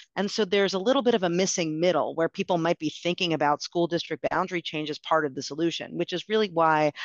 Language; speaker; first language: English; native; English